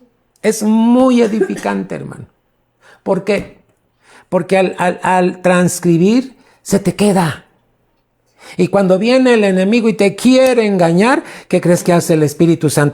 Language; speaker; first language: Spanish; native; Spanish